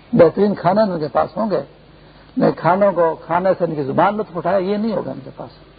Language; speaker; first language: Urdu; non-native, local second language; Pashto